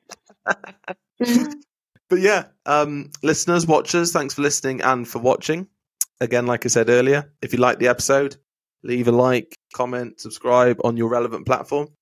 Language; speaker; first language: English; native; English